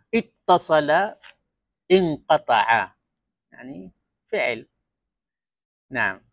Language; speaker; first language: Arabic; non-native, fluent; Malay